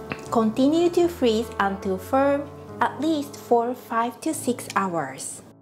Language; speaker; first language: English; non-native, fluent; Japanese